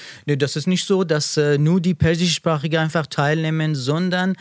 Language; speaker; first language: German; non-native, learner; Persian